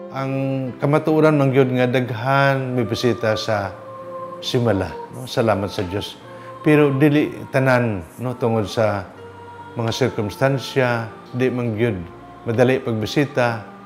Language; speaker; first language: Cebuano; native; Cebuano